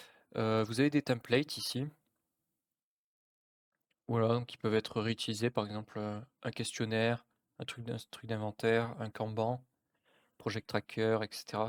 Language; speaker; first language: French; native; French